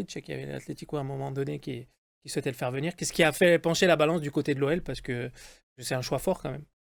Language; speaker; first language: French; native; French